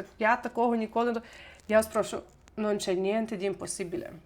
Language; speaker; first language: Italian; non-native, fluent; Ukrainian